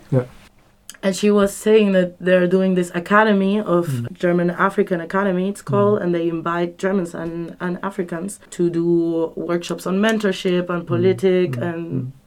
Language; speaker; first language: English; non-native, fluent; Spanish